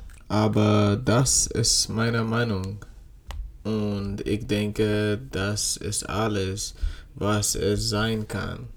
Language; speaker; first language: German; non-native, learner; English